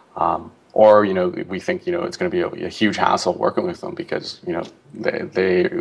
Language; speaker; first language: English; native; English